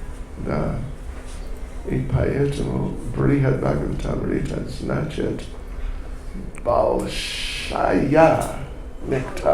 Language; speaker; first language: Russian; non-native, learner; English